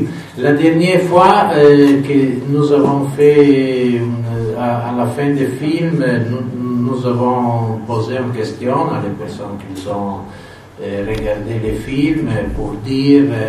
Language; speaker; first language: French; non-native, fluent; Italian